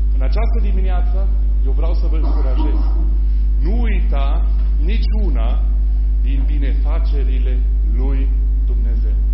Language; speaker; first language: Romanian; non-native, fluent; German